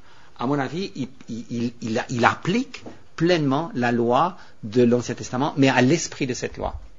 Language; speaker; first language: French; native; French